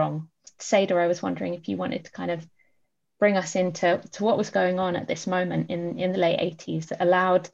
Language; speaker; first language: English; native; English